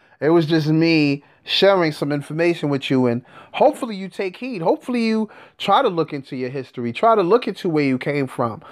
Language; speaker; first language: English; native; English